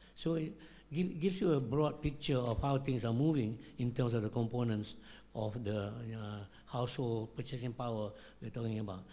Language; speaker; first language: English; non-native, local second language; Malay